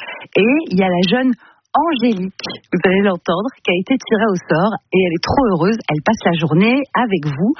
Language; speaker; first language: French; native; French